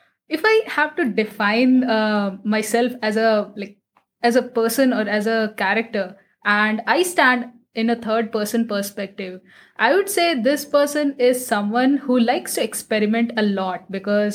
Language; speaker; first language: English; non-native, local second language; Hindi